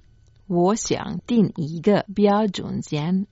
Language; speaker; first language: Chinese; non-native, learner; Croatian